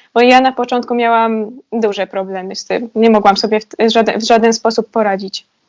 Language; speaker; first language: Polish; native; Polish